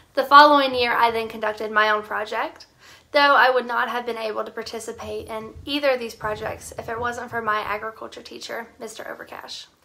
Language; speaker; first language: English; native; English